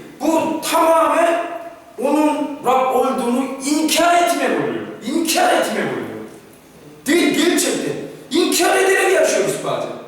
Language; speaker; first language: Turkish; non-native, fluent; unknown